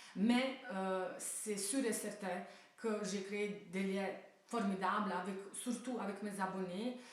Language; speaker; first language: French; non-native, fluent; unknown